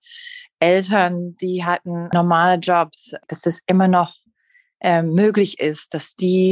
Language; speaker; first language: German; non-native, learner; English